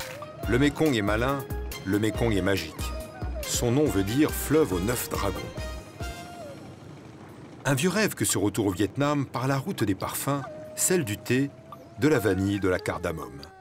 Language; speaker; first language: French; native; French